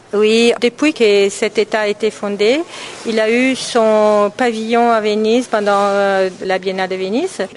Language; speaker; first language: French; non-native, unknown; Italian